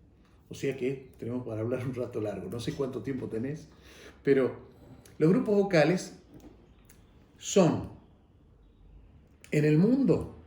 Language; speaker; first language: Spanish; native; Spanish